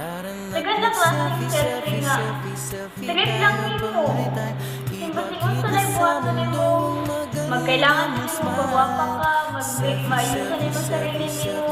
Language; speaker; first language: Filipino; non-native, local second language; Cebuano